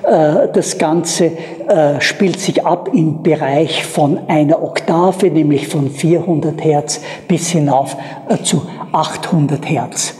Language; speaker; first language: German; native; German